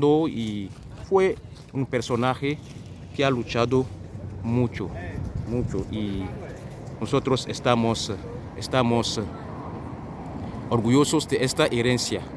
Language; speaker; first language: Spanish; non-native, fluent; French